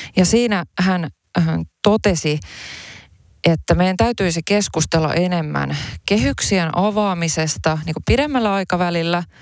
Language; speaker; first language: Finnish; early bilingual, other home language; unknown